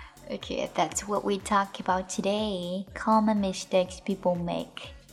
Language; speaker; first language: English; non-native, fluent; Chinese